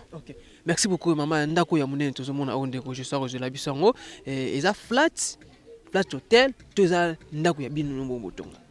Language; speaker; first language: Lingala; native; Lingala